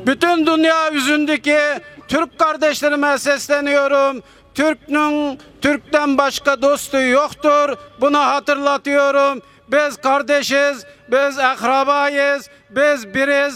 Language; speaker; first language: Turkish; non-native, fluent; Uyghur